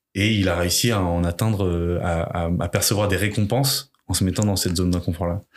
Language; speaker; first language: French; native; French